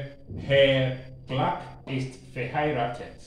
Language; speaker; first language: German; non-native, learner; Akan